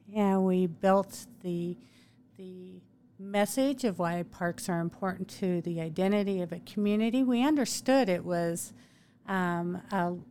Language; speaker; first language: English; native; English